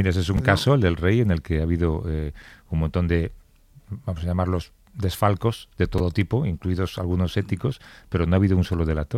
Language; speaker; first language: Spanish; native; Spanish